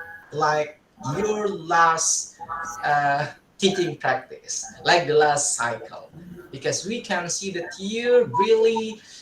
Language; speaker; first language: English; non-native, fluent; Indonesian